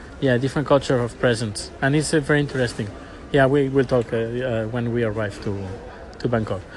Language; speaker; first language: English; non-native, learner; Spanish